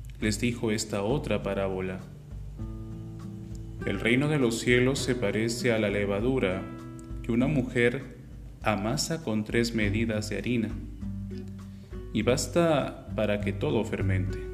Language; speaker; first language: Spanish; native; Spanish